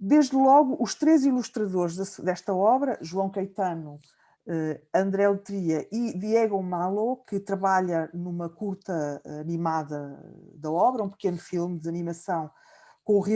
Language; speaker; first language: Portuguese; native; Portuguese